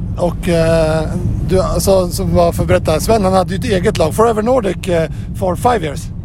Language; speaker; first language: Swedish; native; Swedish